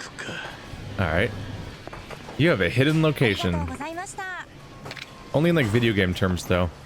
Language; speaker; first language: English; native; English